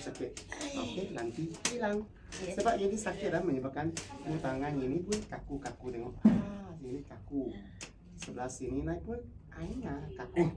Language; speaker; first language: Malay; non-native, local second language; Cantonese